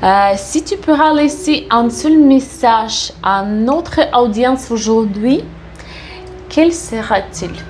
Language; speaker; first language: French; non-native, fluent; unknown